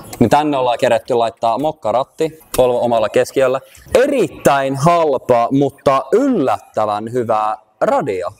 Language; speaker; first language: Finnish; early bilingual, heritage; Finnish